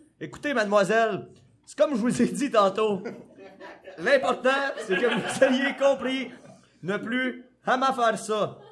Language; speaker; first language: French; native; French